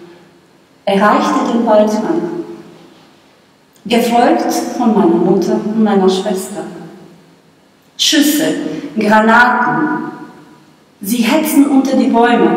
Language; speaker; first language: German; non-native, fluent; Bosnian